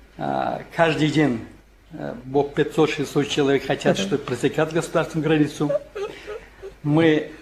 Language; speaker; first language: Russian; non-native, local second language; Tajik